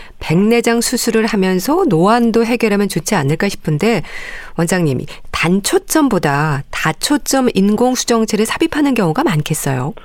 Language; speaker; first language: Korean; native; Korean